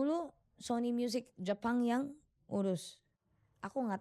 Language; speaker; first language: Indonesian; non-native, fluent; Filipino